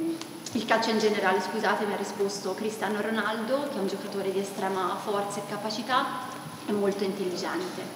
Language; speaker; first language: Italian; native; Italian